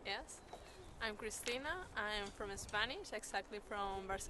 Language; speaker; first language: English; non-native, learner; Spanish